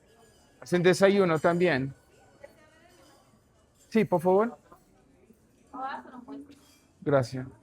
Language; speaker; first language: Spanish; non-native, learner; English